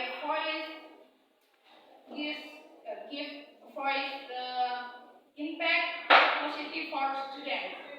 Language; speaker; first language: English; non-native, learner; Indonesian